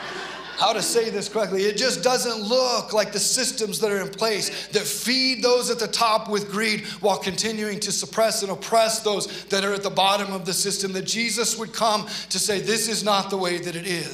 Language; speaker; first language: English; native; English